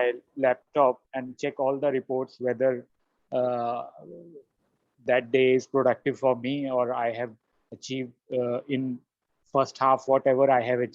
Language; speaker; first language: English; non-native, learner; Hindi